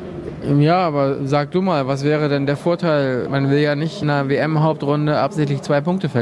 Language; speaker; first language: German; native; German